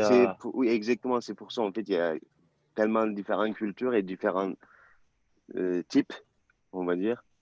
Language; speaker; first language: French; non-native, learner; Turkish